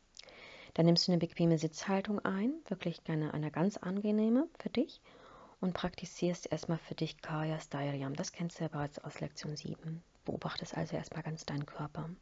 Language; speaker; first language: German; native; German